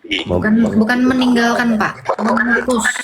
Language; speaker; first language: Indonesian; native; Indonesian